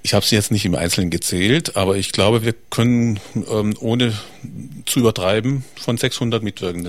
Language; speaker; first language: German; native; German